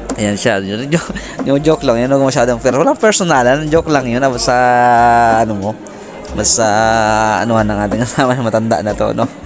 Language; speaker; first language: Filipino; non-native, local second language; Bikol